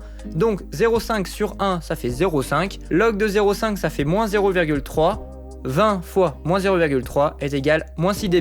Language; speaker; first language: French; native; French